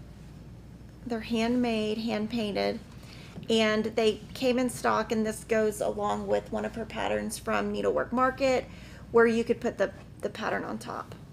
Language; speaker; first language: English; native; English